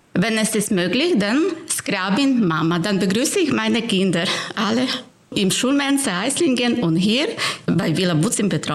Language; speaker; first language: German; non-native, fluent; Ukrainian